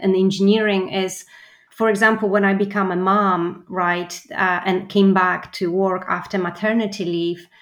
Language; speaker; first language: English; non-native, fluent; Polish